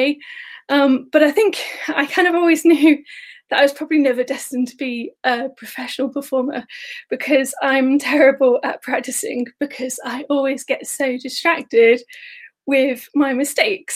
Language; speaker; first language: English; native; English